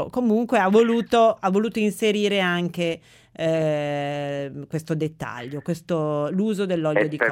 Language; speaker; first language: Italian; native; Italian